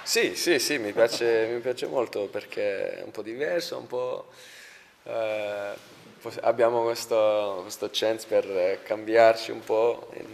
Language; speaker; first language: Italian; non-native, fluent; English